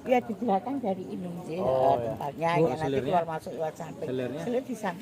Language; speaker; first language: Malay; non-native, local second language; Javanese